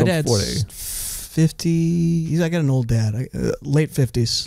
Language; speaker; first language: English; native; English